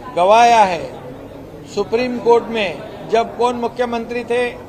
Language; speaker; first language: Hindi; non-native, local second language; Marathi